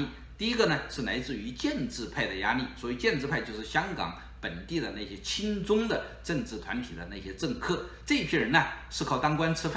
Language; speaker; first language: Chinese; native; Chinese